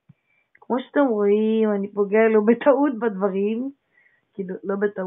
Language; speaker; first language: Hebrew; native; Hebrew